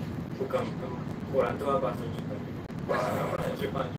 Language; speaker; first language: Indonesian; non-native, learner; Japanese